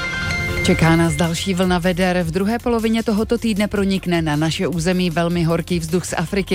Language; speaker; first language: Czech; native; Czech